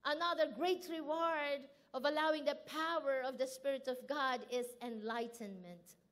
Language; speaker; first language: English; non-native, local second language; Filipino